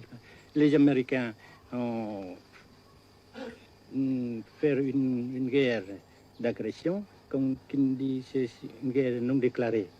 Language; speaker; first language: French; non-native, fluent; Vietnamese